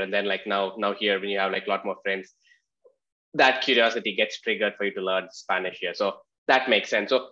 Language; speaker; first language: English; non-native, local second language; Malayalam